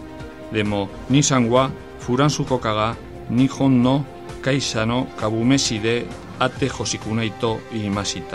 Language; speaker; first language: Japanese; non-native, learner; Spanish